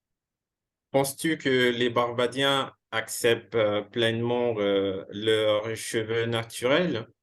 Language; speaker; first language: French; non-native, fluent; English